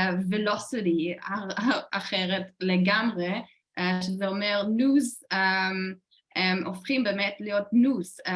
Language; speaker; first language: Hebrew; non-native, fluent; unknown